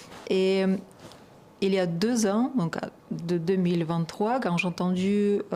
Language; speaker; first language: French; non-native, fluent; Russian